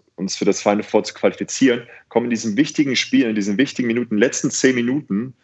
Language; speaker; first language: German; native; German